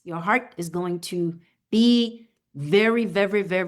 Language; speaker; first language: English; native; English